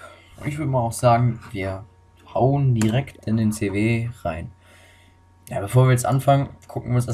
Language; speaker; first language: German; native; German